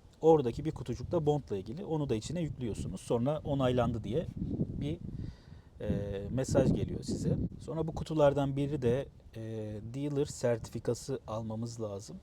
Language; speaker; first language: Turkish; native; Turkish